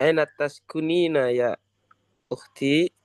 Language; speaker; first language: Arabic; non-native, learner; Indonesian